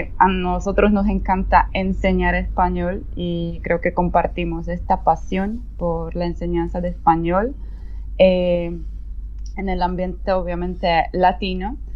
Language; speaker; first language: Spanish; non-native, fluent; Polish